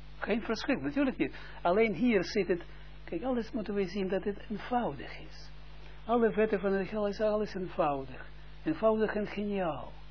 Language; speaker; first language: Dutch; non-native, fluent; Russian